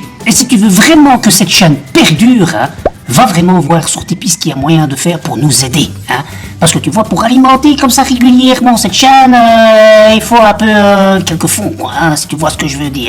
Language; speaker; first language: French; native; French